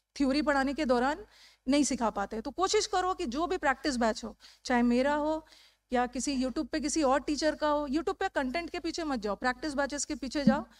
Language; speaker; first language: Hindi; native; Hindi